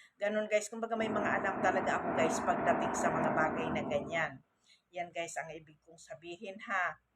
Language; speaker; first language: Filipino; native; Filipino